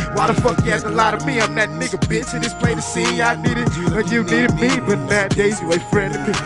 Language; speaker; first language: English; native; English